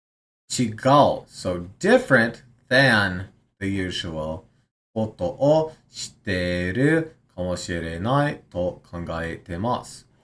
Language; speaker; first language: Japanese; non-native, learner; English